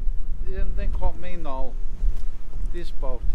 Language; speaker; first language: English; non-native, learner; Norwegian